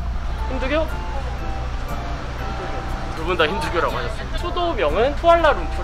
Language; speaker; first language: Korean; native; Korean